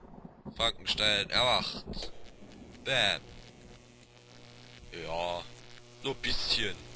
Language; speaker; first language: German; native; German